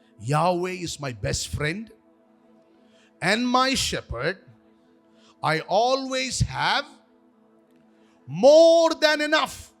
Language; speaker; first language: English; non-native, local second language; Tamil